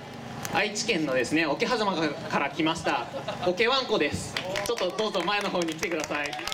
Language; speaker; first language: Japanese; native; Japanese